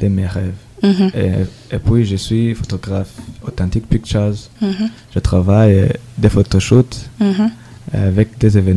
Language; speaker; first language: French; non-native, learner; Rundi